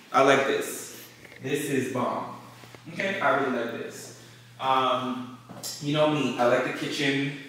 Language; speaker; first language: English; native; English